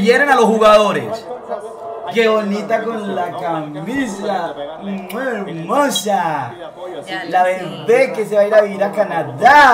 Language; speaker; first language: Spanish; native; Spanish